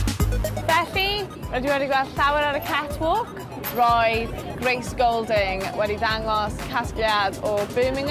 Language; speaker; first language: Welsh; native; Welsh